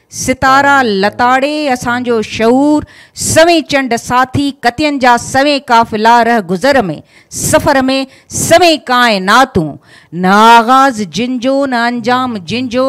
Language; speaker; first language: Urdu; non-native, local second language; Sindhi